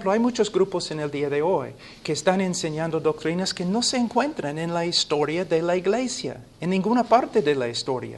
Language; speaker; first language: Spanish; non-native, fluent; English